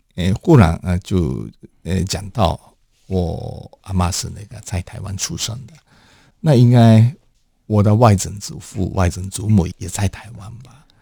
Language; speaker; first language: Chinese; non-native, fluent; Japanese